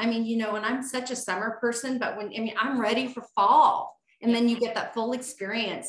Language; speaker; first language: English; native; English